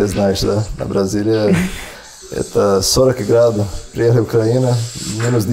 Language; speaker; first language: Russian; non-native, learner; Portuguese